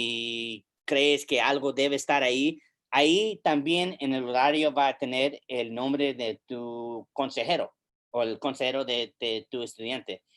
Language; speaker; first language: Spanish; early bilingual, heritage; English